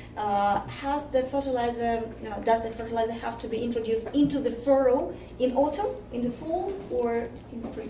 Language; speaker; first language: English; non-native, fluent; Russian